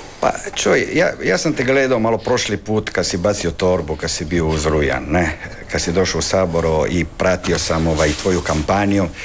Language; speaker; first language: Serbian; non-native, local second language; Italian